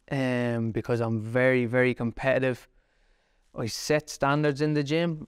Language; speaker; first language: English; native; English